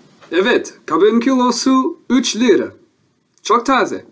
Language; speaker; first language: Turkish; non-native, learner; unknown